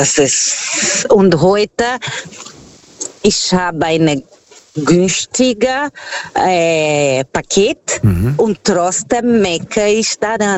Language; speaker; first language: German; non-native, learner; Portuguese